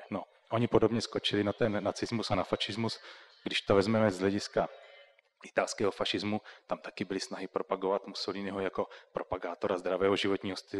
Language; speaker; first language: Czech; native; Czech